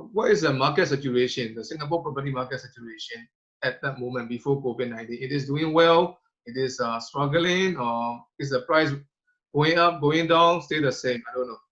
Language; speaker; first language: English; non-native, fluent; Burmese